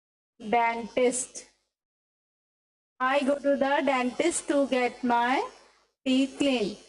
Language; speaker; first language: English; non-native, local second language; Hindi